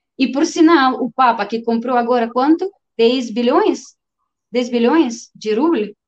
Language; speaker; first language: Portuguese; non-native, fluent; Russian